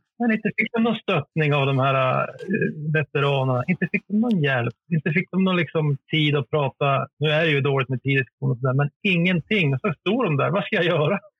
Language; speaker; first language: Swedish; native; Swedish